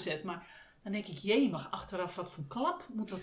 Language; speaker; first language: Dutch; native; Dutch